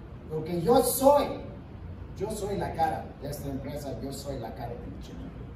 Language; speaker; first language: Spanish; non-native, learner; English